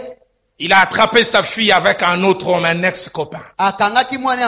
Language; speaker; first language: French; non-native, local second language; Lingala